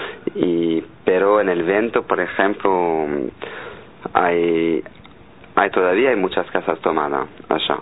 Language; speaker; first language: Spanish; non-native, fluent; French